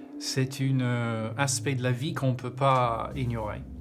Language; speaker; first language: French; non-native, learner; English